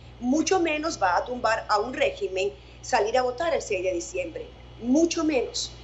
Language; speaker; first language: Spanish; native; Spanish